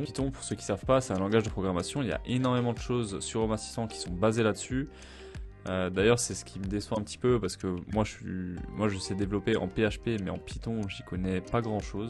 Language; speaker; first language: French; native; French